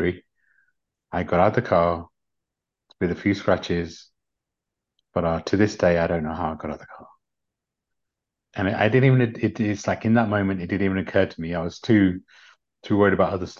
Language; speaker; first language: English; native; English